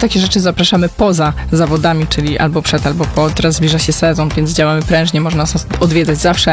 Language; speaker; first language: Polish; native; Polish